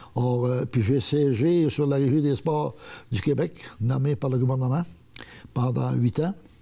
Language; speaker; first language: French; native; French